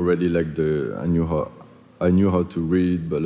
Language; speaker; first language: English; non-native, fluent; French